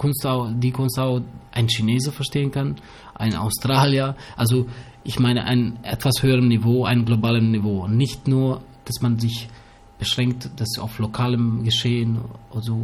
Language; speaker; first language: German; early bilingual, other home language; Albanian